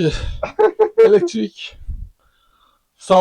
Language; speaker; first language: Turkish; non-native, learner; Persian